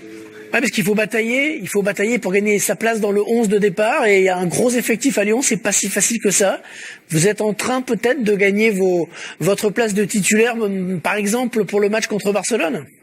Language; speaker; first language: French; native; French